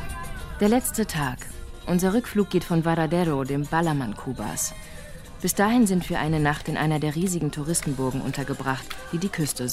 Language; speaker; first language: German; native; German